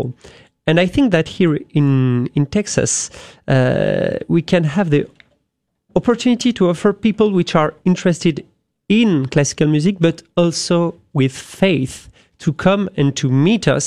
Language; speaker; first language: English; non-native, fluent; French